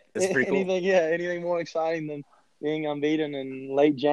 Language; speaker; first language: English; native; English